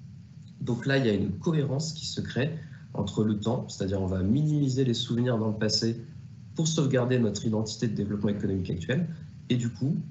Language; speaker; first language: French; native; French